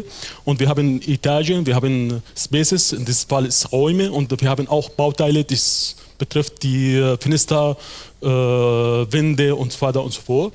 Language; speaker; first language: German; non-native, fluent; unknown